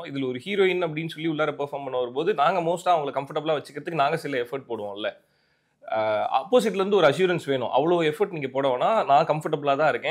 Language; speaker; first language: Tamil; native; Tamil